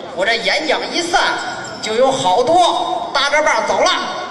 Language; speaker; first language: Chinese; native; Chinese